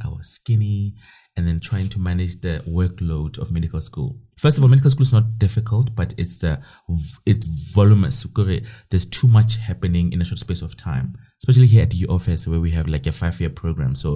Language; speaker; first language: English; non-native, local second language; Southern Sotho